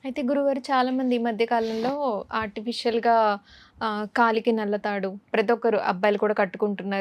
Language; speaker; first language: Telugu; native; Telugu